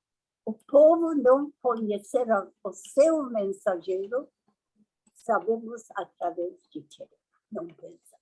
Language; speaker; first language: Portuguese; non-native, learner; Persian